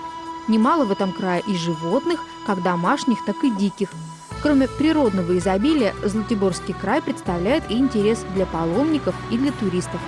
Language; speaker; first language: Russian; native; Russian